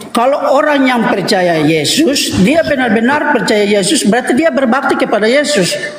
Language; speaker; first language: Indonesian; native; Indonesian